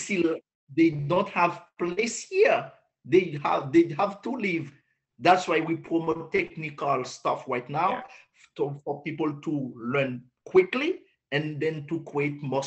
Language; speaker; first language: English; non-native, learner; Haitian Creole